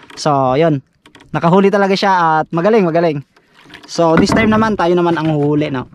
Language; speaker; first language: Filipino; non-native, local second language; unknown